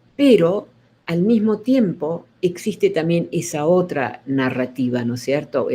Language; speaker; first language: Spanish; early bilingual, other home language; Dutch